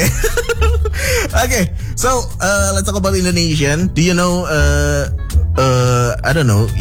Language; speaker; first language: English; non-native, learner; Indonesian